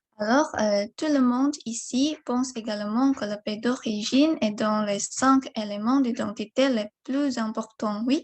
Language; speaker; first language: French; non-native, learner; Indonesian